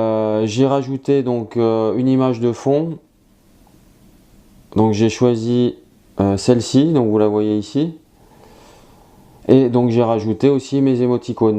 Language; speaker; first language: French; native; French